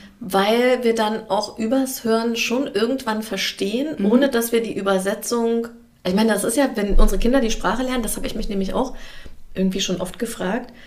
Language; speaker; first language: German; native; German